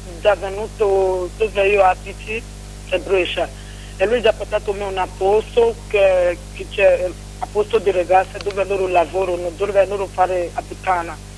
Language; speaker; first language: Italian; non-native, learner; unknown